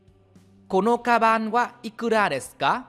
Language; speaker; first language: Japanese; non-native, fluent; Vietnamese